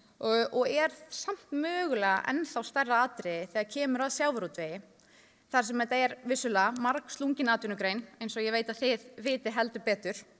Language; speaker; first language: Icelandic; native; Icelandic